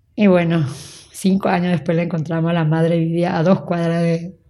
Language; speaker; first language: Spanish; native; Spanish